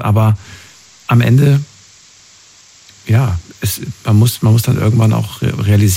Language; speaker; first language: German; native; German